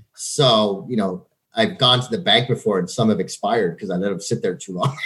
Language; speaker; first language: English; native; English